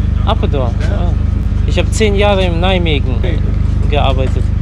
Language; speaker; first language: German; non-native, fluent; Russian